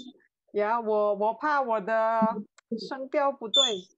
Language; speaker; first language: Chinese; non-native, fluent; Indonesian